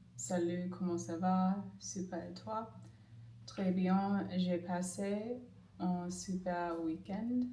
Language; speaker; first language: French; non-native, learner; English